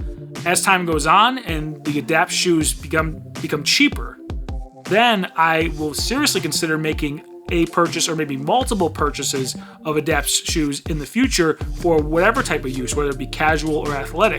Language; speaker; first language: English; native; English